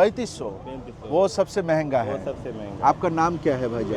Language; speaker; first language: Hindi; non-native, learner; Bangla